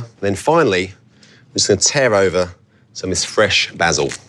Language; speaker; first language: English; native; English